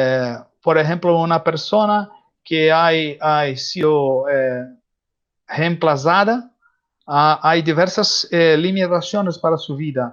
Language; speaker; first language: Spanish; non-native, learner; Portuguese